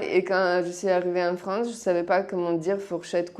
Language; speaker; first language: French; non-native, fluent; Russian